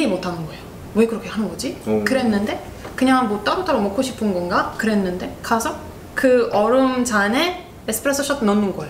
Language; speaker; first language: Korean; non-native, fluent; Italian